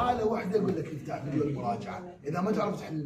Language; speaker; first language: Arabic; native; Arabic